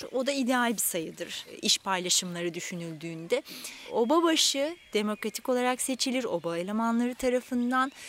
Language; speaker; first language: Turkish; native; Turkish